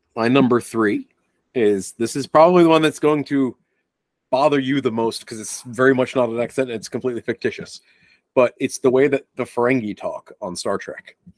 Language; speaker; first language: English; native; English